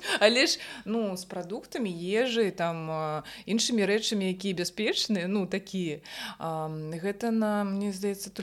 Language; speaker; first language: Belarusian; non-native, local second language; Russian